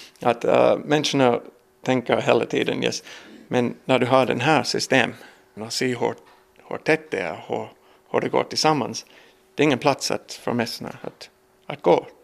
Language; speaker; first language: Swedish; non-native, learner; English